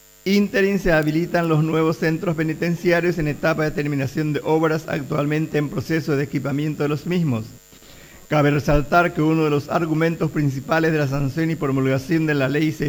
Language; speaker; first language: Spanish; native; Spanish